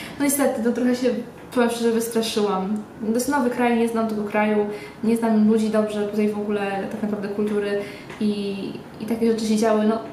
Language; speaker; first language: Polish; native; Polish